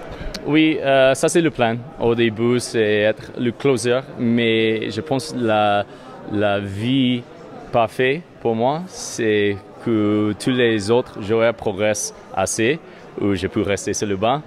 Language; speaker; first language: French; non-native, learner; English